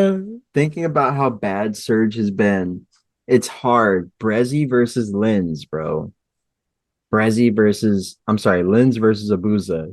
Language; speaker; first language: English; native; English